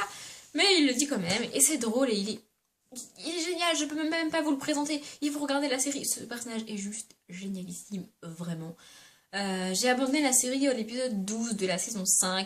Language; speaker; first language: French; native; French